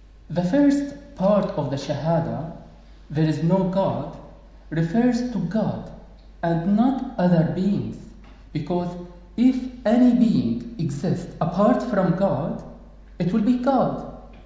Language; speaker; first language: English; non-native, fluent; Arabic